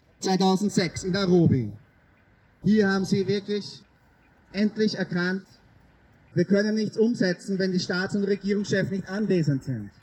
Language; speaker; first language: German; native; German